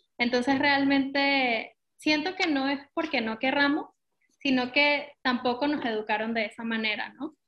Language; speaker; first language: Spanish; native; Spanish